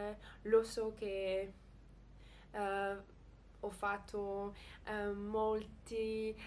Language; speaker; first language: Italian; non-native, learner; French